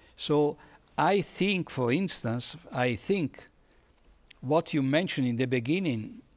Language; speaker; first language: English; non-native, fluent; Italian